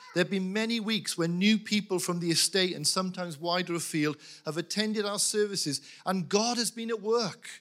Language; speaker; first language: English; native; English